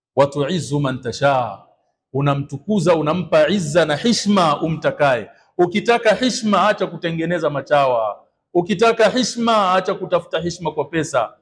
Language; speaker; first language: Swahili; native; Swahili